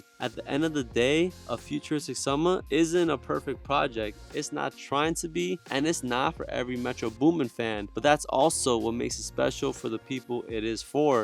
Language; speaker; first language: English; native; English